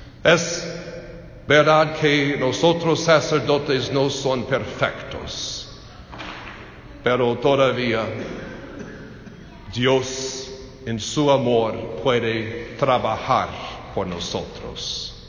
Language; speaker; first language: Spanish; non-native, learner; English